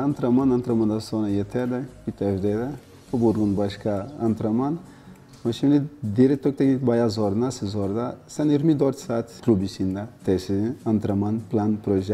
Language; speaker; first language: Turkish; non-native, learner; Portuguese